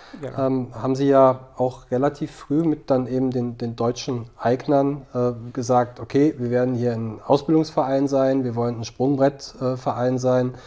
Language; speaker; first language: German; native; German